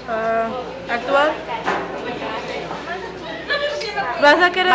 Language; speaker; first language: Spanish; early bilingual, other home language; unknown